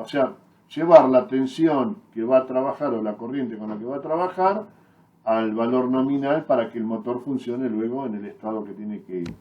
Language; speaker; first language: Spanish; native; Spanish